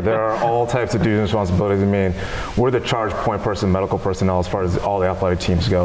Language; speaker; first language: English; native; English